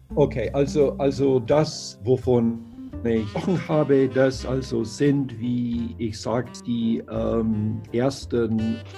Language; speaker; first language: German; non-native, fluent; English